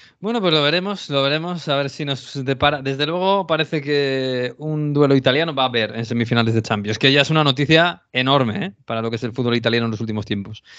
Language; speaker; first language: Spanish; native; Spanish